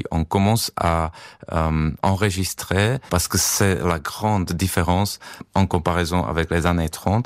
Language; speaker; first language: French; non-native, fluent; Czech